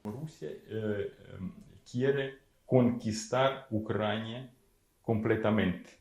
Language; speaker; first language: Spanish; non-native, fluent; Ukrainian